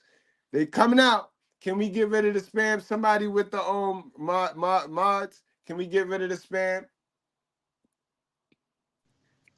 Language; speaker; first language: English; native; English